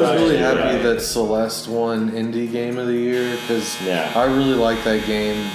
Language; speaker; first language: English; native; English